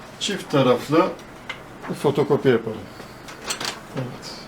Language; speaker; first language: Turkish; native; Turkish